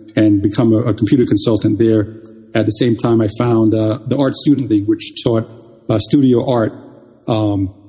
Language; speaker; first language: English; early bilingual, other home language; Jamaican Creole English